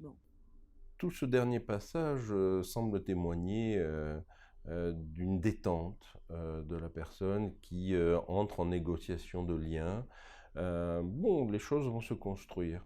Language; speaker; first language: French; native; French